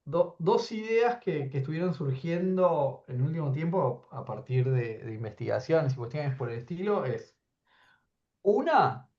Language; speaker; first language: Spanish; native; Spanish